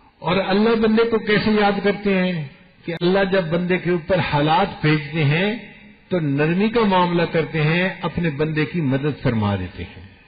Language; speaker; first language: Urdu; non-native, local second language; Punjabi